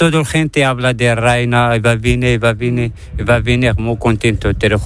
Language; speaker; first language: Spanish; non-native, learner; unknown